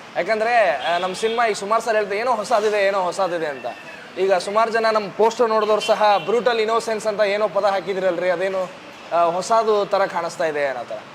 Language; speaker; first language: Kannada; native; Kannada